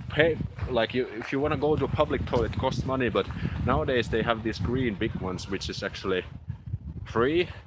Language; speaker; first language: English; non-native, fluent; Finnish